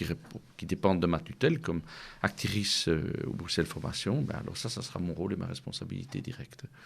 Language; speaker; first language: French; native; French